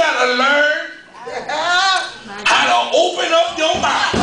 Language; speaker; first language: English; native; English